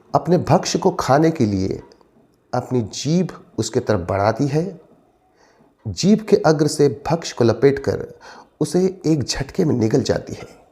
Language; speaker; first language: Hindi; non-native, local second language; Marathi